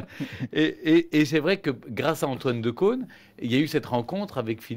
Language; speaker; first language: French; native; French